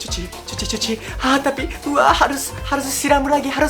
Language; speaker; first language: Indonesian; non-native, learner; Japanese